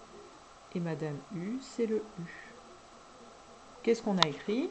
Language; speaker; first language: French; native; French